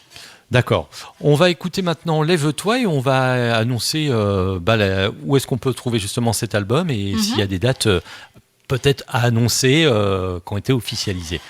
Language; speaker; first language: French; native; French